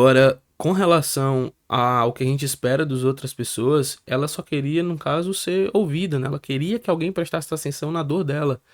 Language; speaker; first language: Portuguese; native; Portuguese